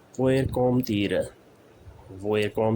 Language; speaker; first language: German; non-native, learner; Urdu